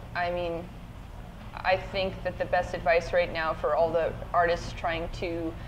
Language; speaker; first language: English; native; English